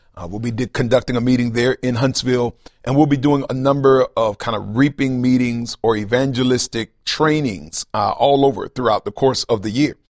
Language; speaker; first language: English; native; English